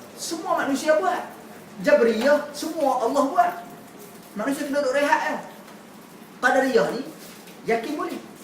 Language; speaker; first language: Malay; native; Malay